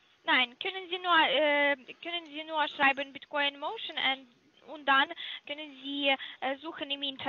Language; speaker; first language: German; non-native, learner; Russian